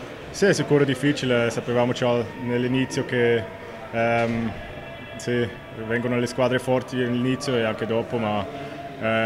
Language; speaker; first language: Italian; non-native, local second language; German